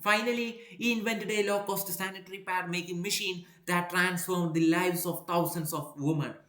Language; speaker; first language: English; non-native, local second language; Malayalam